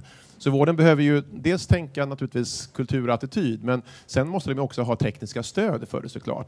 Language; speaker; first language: Swedish; native; Swedish